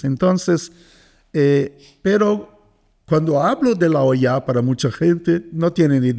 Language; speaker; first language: Spanish; non-native, fluent; Portuguese